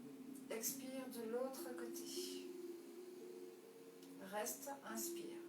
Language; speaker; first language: French; native; French